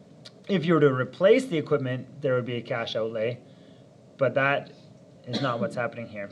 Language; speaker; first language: English; native; English